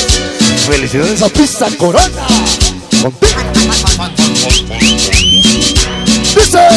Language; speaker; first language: Spanish; native; Spanish